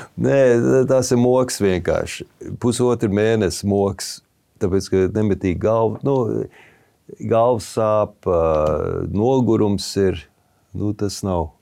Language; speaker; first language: Latvian; early bilingual, heritage; Latvian